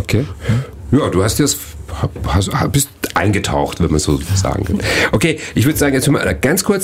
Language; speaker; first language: German; native; German